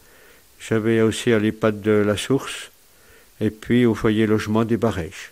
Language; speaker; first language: French; native; French